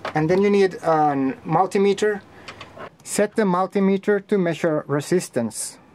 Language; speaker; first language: English; non-native, fluent; Finnish